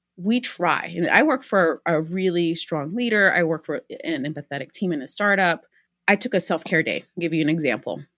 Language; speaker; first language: English; early bilingual, other home language; Spanish